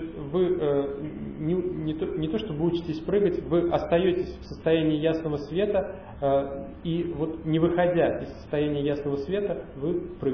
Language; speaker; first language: Russian; native; Russian